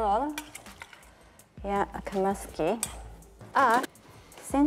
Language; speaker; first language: Welsh; non-native, learner; Japanese